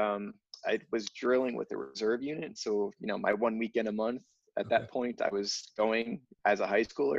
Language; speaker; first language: English; native; English